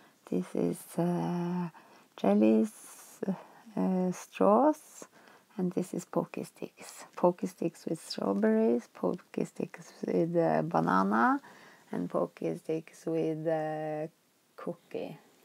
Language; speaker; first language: English; non-native, fluent; Norwegian